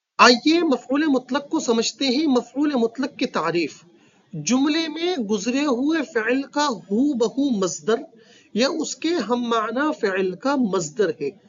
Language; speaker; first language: Urdu; native; Urdu